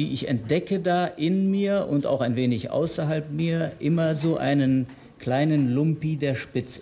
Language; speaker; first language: German; native; German